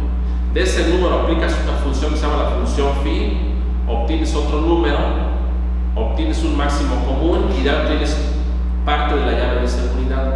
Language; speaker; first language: Spanish; native; Spanish